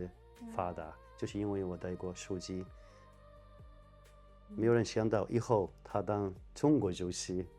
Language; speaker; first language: Chinese; non-native, fluent; Arabic